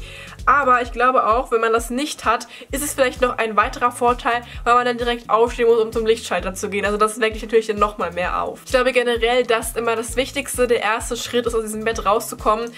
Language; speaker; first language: German; native; German